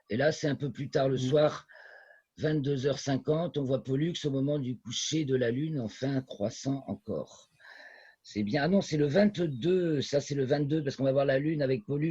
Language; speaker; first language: French; native; French